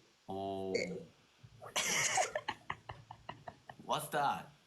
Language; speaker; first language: English; non-native, learner; Korean